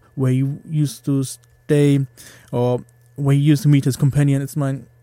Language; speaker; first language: English; non-native, fluent; German